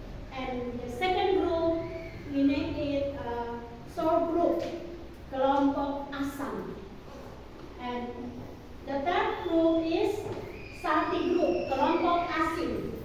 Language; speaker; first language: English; non-native, learner; Indonesian